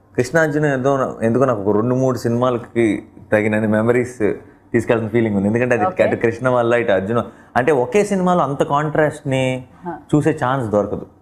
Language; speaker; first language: Telugu; native; Telugu